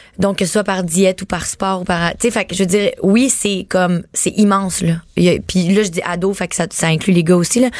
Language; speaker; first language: French; native; French